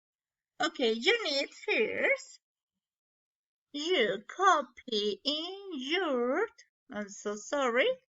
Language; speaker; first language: English; non-native, learner; Spanish